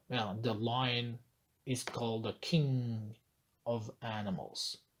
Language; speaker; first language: English; non-native, fluent; Azerbaijani